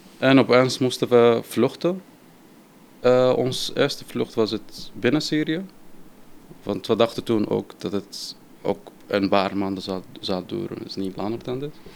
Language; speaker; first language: Dutch; non-native, fluent; Arabic